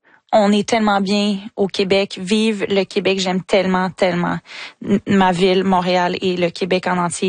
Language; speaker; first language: French; native; French